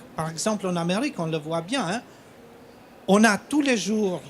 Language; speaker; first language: French; non-native, fluent; Albanian